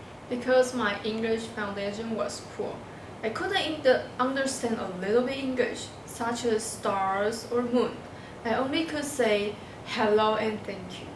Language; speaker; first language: English; non-native, learner; Chinese